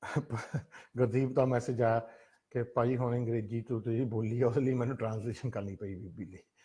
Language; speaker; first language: Punjabi; early bilingual, heritage; Punjabi